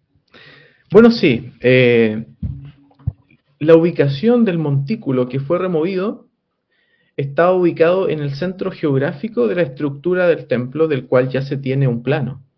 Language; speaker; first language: Spanish; native; Spanish